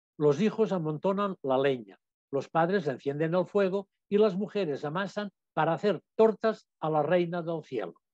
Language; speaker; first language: Spanish; non-native, local second language; Catalan